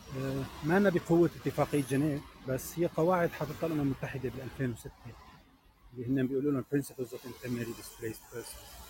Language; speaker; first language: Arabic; native; Arabic